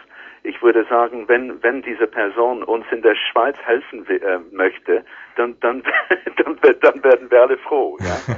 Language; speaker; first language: German; non-native, learner; English